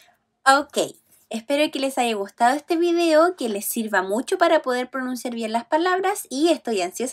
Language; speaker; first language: Spanish; native; Spanish